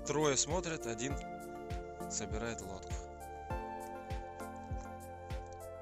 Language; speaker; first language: Russian; native; Russian